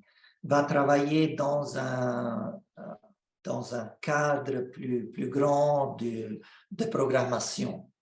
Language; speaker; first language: French; non-native, fluent; Italian